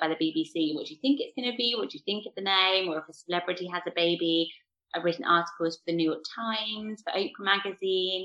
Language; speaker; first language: English; native; English